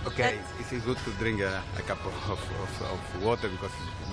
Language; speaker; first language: English; non-native, learner; Spanish